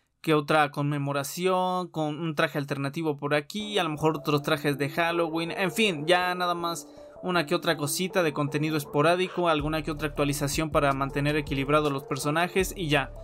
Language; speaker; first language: Spanish; native; Spanish